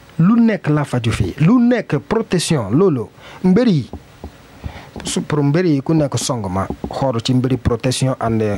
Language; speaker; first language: Wolof; non-native, learner; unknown